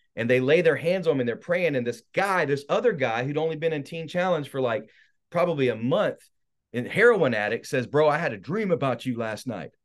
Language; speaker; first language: English; native; English